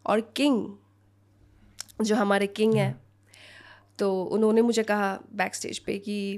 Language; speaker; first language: Hindi; non-native, local second language; Assamese